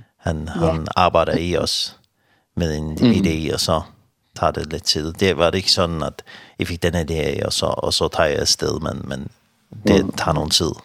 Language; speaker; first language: Danish; non-native, learner; Faroese